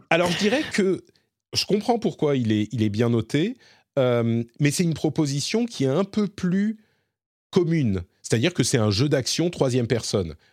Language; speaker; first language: French; native; French